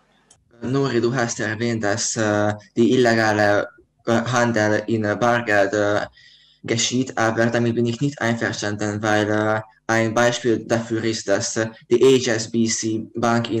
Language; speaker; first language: German; non-native, learner; Hungarian